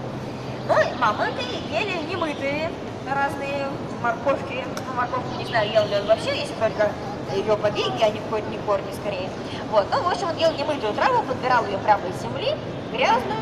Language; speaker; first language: Russian; native; Russian